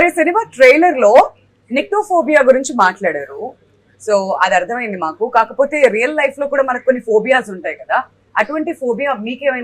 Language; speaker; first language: Telugu; native; Telugu